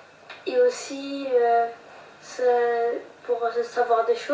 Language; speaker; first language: French; early bilingual, other home language; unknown